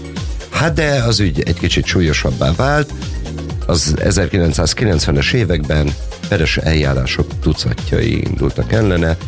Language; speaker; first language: Hungarian; native; Hungarian